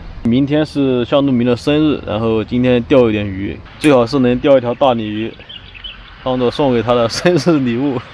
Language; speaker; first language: Chinese; native; Chinese